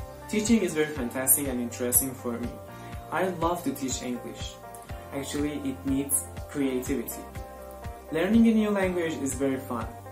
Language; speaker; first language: English; non-native, fluent; Persian